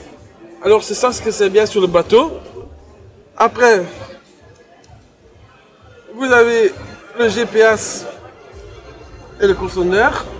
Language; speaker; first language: French; non-native, learner; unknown